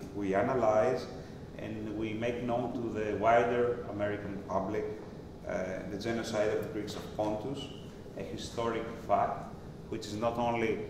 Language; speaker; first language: English; non-native, fluent; Greek